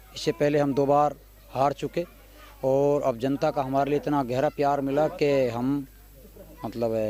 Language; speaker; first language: Hindi; native; Hindi